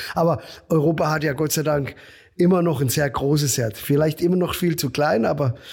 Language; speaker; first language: German; native; German